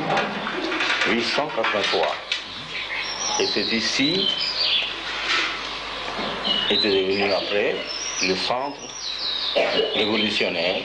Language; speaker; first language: French; non-native, local second language; Bangla